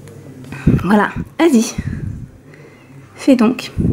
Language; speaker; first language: French; native; French